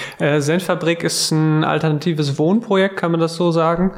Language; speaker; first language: German; native; German